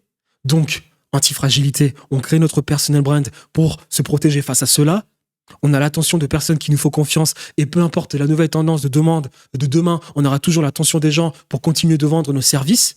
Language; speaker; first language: French; native; French